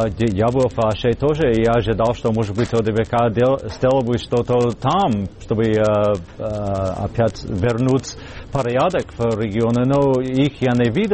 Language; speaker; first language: Russian; non-native, fluent; English